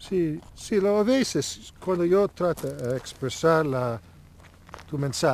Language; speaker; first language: Spanish; non-native, learner; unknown